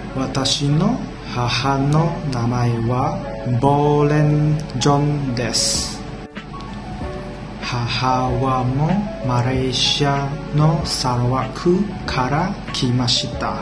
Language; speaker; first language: Japanese; non-native, learner; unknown